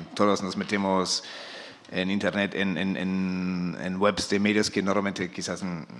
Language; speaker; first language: Spanish; non-native, fluent; German